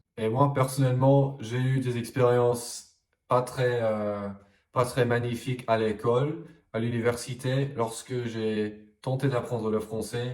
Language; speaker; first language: French; non-native, fluent; English